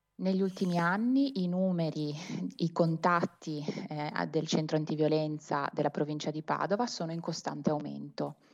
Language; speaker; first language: Italian; native; Italian